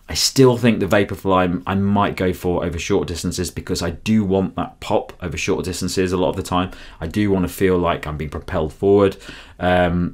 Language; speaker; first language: English; native; English